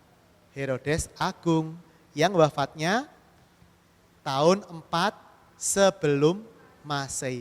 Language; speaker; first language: Indonesian; native; Indonesian